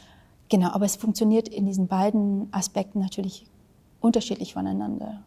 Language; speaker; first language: German; early bilingual, other home language; Vietnamese